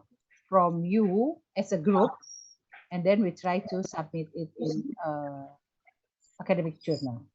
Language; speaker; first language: English; non-native, fluent; Indonesian